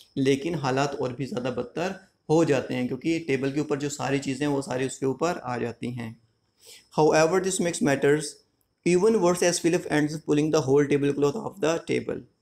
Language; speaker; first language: Hindi; native; Hindi